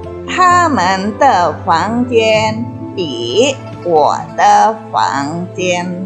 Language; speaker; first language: Chinese; non-native, fluent; Indonesian